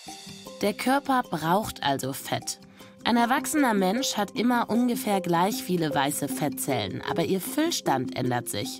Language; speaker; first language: German; native; German